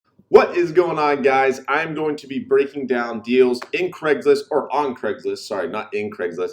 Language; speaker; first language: English; native; English